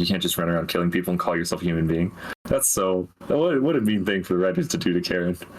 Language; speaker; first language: English; native; English